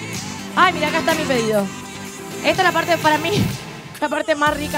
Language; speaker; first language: Spanish; native; Spanish